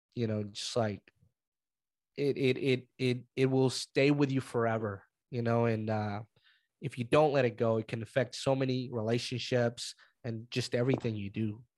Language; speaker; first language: English; early bilingual, other home language; Spanish